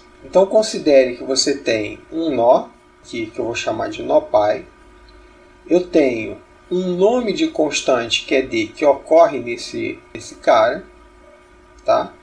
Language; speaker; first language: Portuguese; native; Portuguese